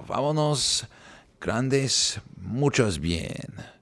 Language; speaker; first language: Spanish; non-native, learner; English